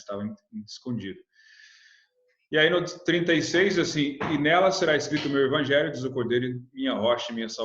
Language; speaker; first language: Portuguese; native; Portuguese